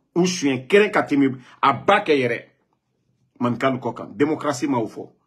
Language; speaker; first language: French; non-native, local second language; Mandingo